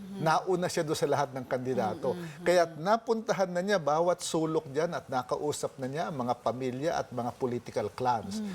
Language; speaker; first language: Filipino; native; Filipino